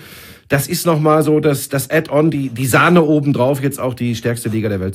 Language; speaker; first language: German; native; German